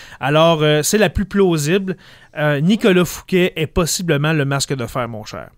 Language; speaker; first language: French; native; French